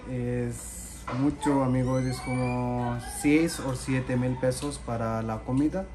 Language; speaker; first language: Spanish; non-native, learner; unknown